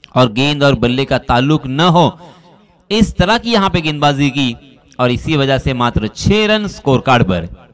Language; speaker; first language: Hindi; non-native, local second language; Marathi